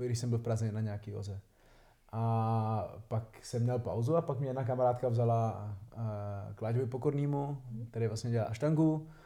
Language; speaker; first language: Czech; non-native, fluent; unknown